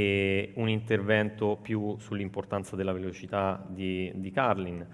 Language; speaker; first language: Italian; native; Italian